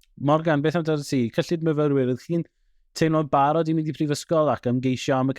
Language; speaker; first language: Welsh; native; Welsh